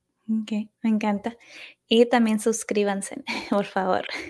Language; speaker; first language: Spanish; native; Spanish